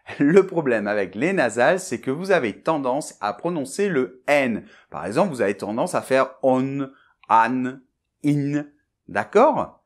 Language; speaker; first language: French; native; French